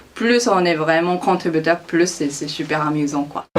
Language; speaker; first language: French; non-native, fluent; Japanese